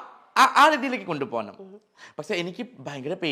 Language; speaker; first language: Malayalam; non-native, local second language; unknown